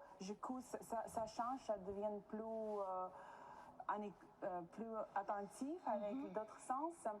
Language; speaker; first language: French; non-native, learner; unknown